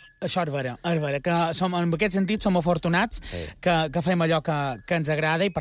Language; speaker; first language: Catalan; native; Catalan